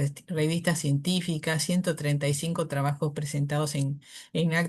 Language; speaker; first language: Spanish; native; Spanish